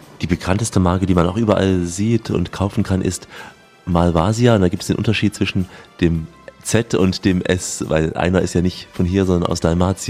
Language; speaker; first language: German; native; German